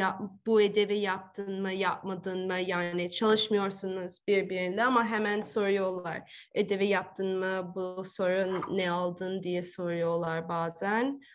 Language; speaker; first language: Turkish; early bilingual, heritage; Turkish